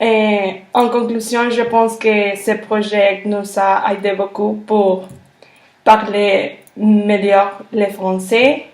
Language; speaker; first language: French; non-native, learner; Spanish